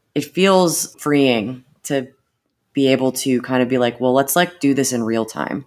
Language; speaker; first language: English; native; English